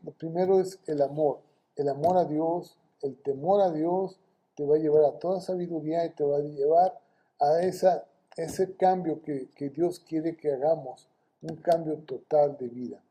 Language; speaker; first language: Spanish; native; Spanish